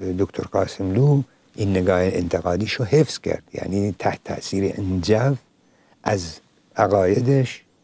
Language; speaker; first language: Persian; non-native, local second language; Central Kurdish